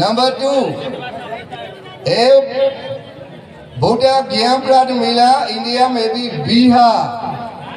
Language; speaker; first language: Hindi; non-native, learner; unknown